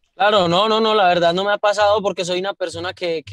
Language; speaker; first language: Spanish; native; Spanish